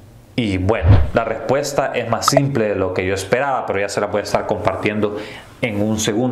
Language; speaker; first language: Spanish; native; Spanish